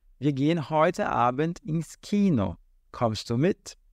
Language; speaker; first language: German; non-native, fluent; Portuguese